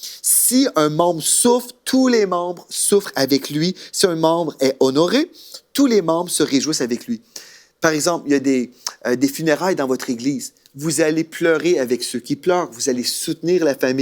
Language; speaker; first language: French; native; French